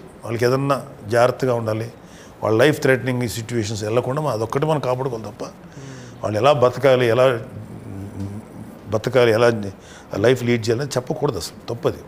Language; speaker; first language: Telugu; native; Telugu